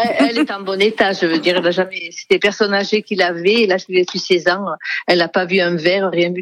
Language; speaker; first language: French; native; French